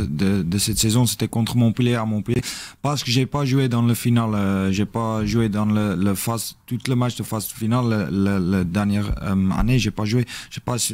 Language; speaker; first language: French; non-native, learner; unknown